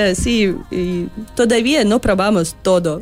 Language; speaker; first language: Spanish; early bilingual, other home language; Russian